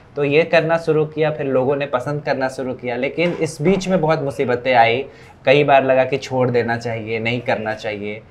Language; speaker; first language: Hindi; native; Hindi